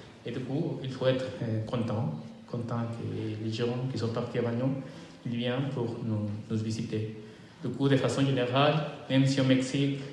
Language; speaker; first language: French; non-native, fluent; Spanish